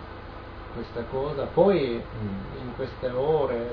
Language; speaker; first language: Italian; non-native, learner; Japanese